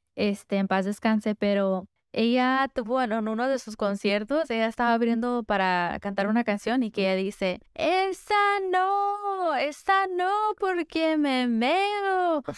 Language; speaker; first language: Spanish; early bilingual, heritage; Spanish